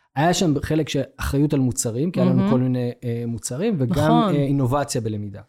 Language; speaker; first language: Hebrew; native; Hebrew